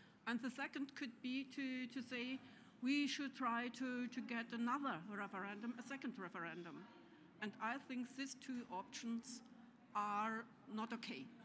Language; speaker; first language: English; non-native, fluent; German